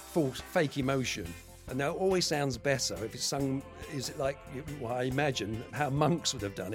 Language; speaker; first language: English; native; English